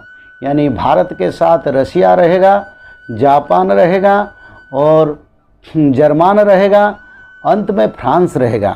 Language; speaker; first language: Hindi; non-native, local second language; Odia